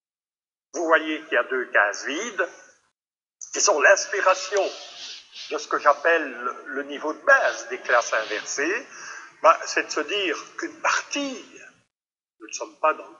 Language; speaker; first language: French; native; French